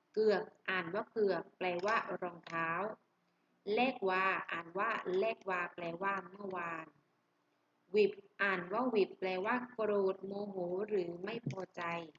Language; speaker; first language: Thai; native; Thai